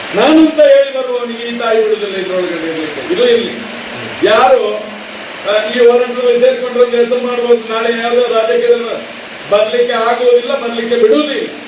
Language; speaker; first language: Kannada; non-native, local second language; Tulu